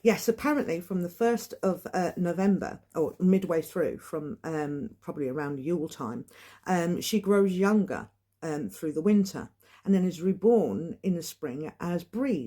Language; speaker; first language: English; native; English